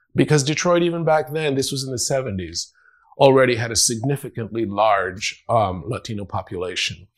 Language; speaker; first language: English; non-native, fluent; Spanish